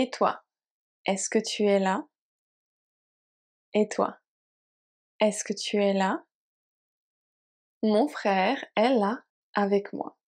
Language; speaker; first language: French; native; French